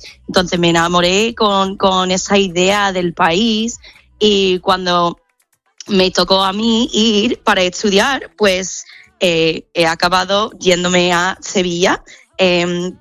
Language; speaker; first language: Spanish; non-native, fluent; English